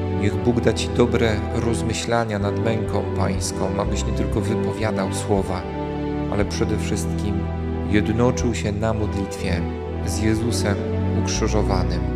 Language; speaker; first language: Polish; native; Polish